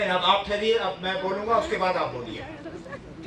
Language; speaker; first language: Hindi; non-native, local second language; Kashmiri